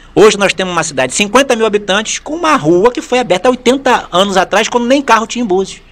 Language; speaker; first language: Portuguese; native; Portuguese